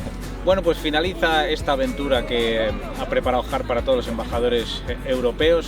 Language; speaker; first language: Spanish; native; Spanish